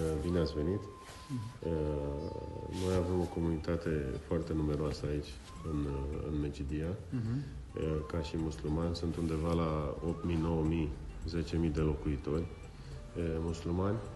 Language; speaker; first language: Romanian; non-native, local second language; Crimean Tatar